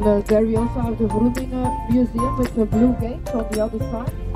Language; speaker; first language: English; non-native, fluent; Dutch